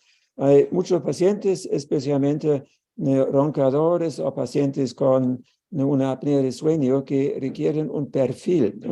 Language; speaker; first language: Spanish; non-native, fluent; German